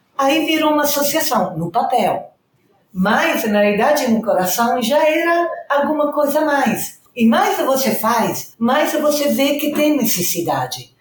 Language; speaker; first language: Portuguese; non-native, fluent; Italian